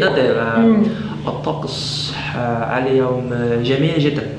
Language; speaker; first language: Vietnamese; non-native, learner; Chinese